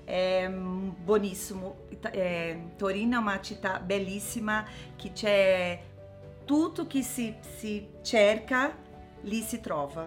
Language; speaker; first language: Italian; non-native, learner; Portuguese